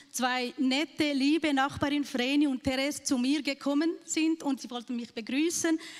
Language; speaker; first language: German; non-native, learner; Arabic